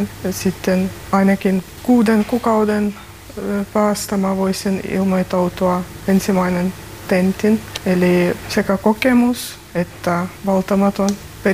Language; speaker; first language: Finnish; non-native, learner; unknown